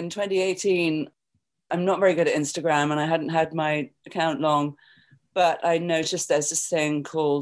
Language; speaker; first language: English; native; English